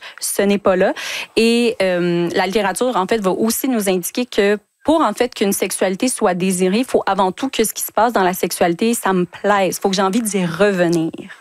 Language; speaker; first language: French; native; French